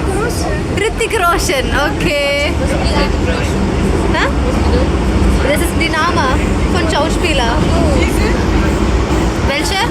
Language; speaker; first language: German; non-native, learner; Malayalam